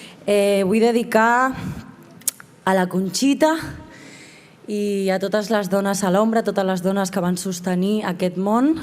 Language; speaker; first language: Catalan; non-native, local second language; Spanish